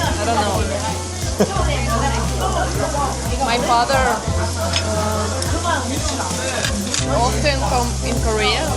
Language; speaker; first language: English; non-native, learner; Russian